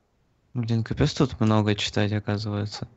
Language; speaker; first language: Russian; native; Russian